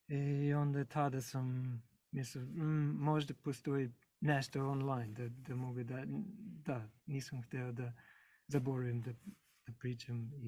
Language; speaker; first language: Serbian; non-native, learner; English